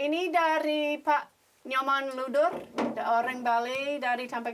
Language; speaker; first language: Indonesian; non-native, learner; English